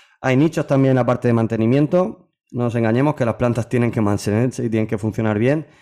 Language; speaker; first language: Spanish; native; Spanish